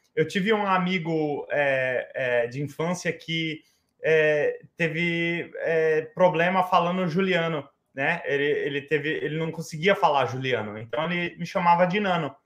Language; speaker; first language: Portuguese; early bilingual, heritage; English